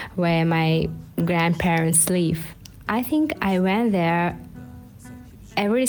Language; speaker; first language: English; non-native, fluent; Russian